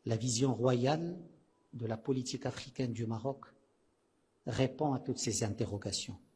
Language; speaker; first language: French; non-native, local second language; Arabic